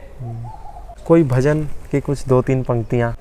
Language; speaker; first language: Hindi; native; Hindi